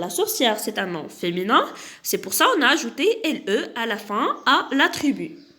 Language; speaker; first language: French; non-native, local second language; Arabic